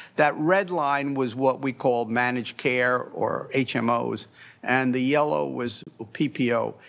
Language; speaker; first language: English; native; English